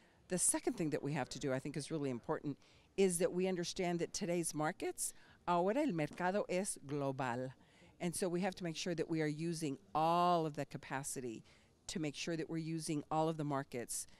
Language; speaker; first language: English; early bilingual, other home language; Spanish